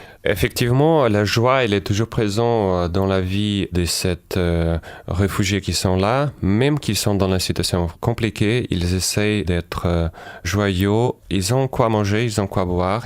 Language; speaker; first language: French; non-native, fluent; Ukrainian